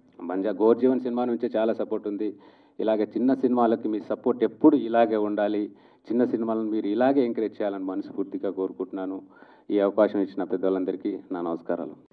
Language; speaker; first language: Telugu; non-native, local second language; Lambadi